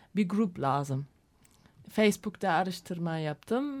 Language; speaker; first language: Turkish; non-native, learner; German